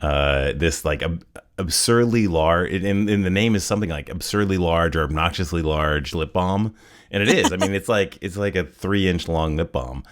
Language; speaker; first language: English; native; English